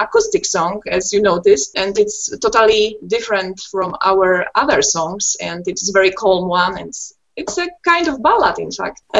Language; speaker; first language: English; non-native, fluent; Polish